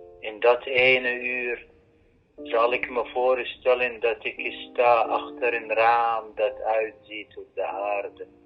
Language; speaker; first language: Dutch; non-native, fluent; Arabic